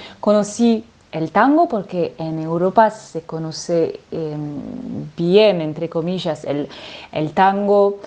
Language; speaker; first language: Spanish; non-native, fluent; French